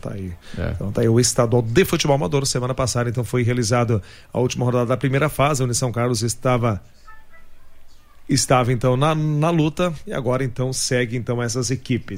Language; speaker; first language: Portuguese; native; Portuguese